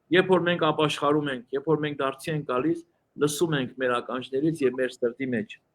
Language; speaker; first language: Armenian; early bilingual, heritage; Armenian